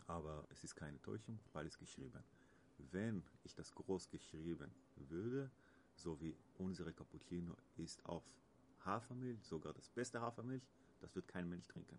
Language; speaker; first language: German; non-native, learner; Hebrew